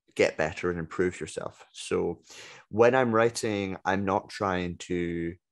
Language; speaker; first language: English; native; English